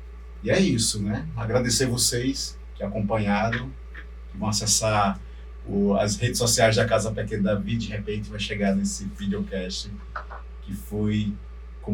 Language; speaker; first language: Portuguese; native; Portuguese